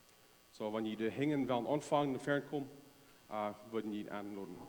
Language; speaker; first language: German; non-native, learner; Plautdietsch